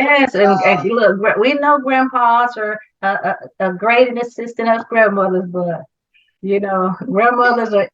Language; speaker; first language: English; native; English